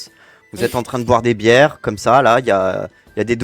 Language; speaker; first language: French; native; French